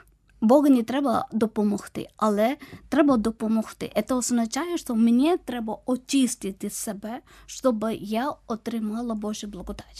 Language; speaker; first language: Ukrainian; non-native, fluent; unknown